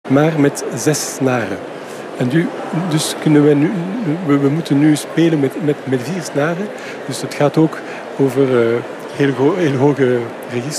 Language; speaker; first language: Dutch; non-native, fluent; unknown